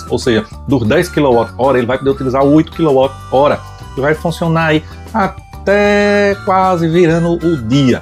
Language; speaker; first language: Portuguese; native; Portuguese